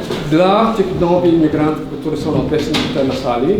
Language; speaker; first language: Polish; non-native, fluent; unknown